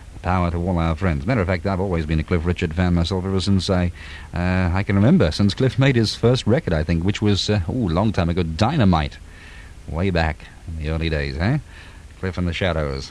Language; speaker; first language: English; native; English